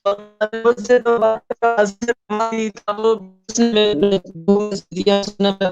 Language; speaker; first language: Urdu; non-native, local second language; Saraiki